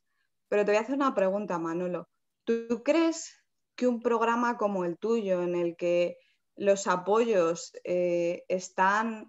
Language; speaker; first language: Spanish; native; Spanish